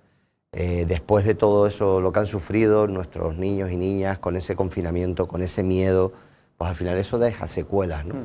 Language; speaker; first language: Spanish; native; Spanish